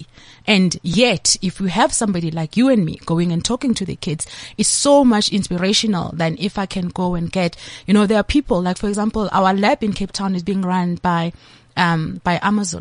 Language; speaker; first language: English; non-native, local second language; Zulu